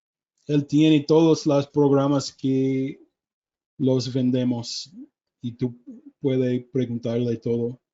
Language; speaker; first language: Spanish; non-native, learner; English